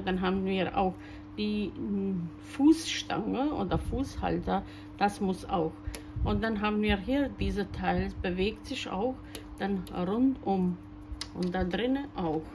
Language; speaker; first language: German; non-native, fluent; Croatian